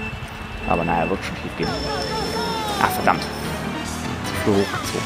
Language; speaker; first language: German; native; German